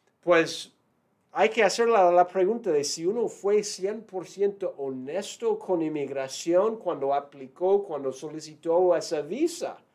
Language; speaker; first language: Spanish; non-native, fluent; English